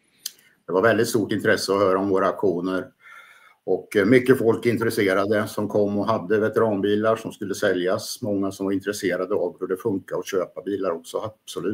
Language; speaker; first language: Swedish; native; Swedish